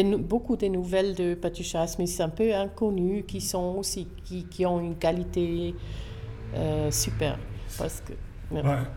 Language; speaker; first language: French; non-native, local second language; German